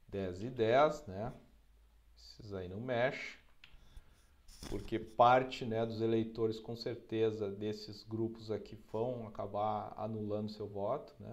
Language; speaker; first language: Portuguese; native; Portuguese